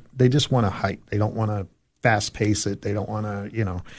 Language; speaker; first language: English; native; English